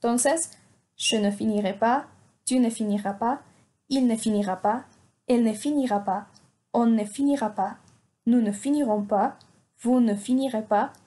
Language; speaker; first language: French; non-native, fluent; Spanish